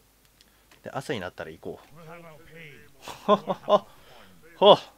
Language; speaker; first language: Japanese; native; Japanese